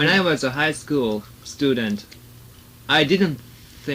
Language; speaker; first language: English; non-native, learner; Japanese